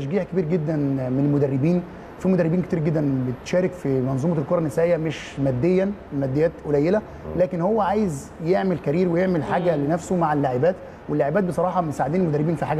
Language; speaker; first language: Arabic; native; Arabic